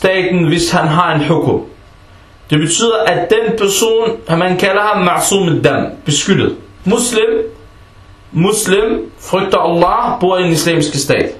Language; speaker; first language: Danish; non-native, fluent; Arabic